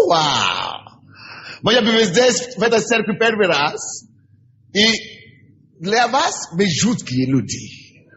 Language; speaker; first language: Russian; non-native, fluent; Yoruba